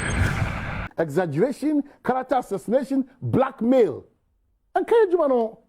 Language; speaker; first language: English; non-native, local second language; Akan